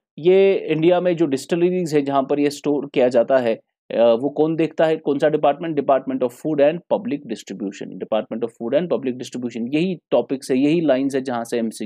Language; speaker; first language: Hindi; non-native, local second language; Kashmiri